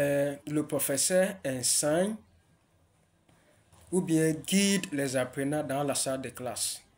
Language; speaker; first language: French; non-native, learner; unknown